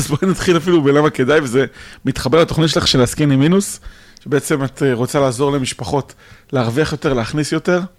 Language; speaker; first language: Hebrew; native; Hebrew